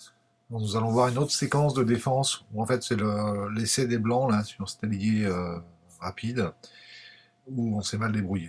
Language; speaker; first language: French; native; French